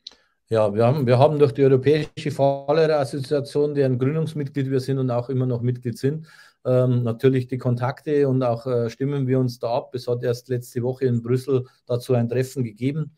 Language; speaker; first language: German; native; German